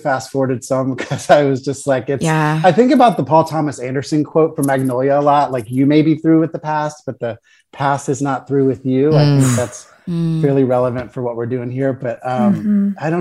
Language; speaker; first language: English; native; English